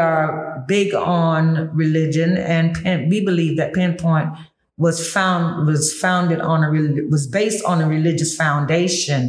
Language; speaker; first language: English; early bilingual, other home language; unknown